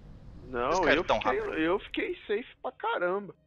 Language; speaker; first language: Portuguese; native; Portuguese